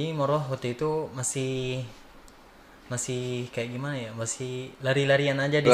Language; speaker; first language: Indonesian; native; Indonesian